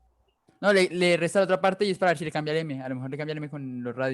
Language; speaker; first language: Spanish; native; Spanish